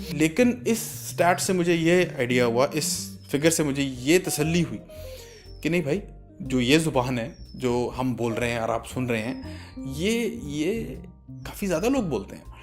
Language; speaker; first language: Urdu; native; Urdu